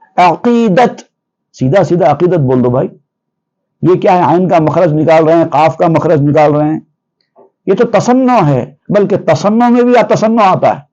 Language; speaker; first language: Urdu; native; Urdu